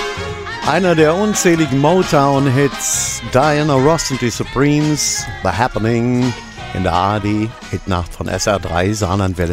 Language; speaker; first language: German; native; German